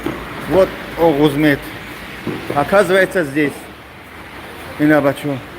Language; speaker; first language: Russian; non-native, learner; Tajik